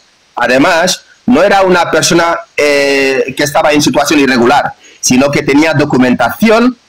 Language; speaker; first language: Spanish; non-native, fluent; Wolof